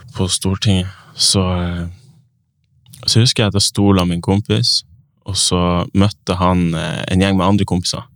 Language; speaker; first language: Norwegian; native; Norwegian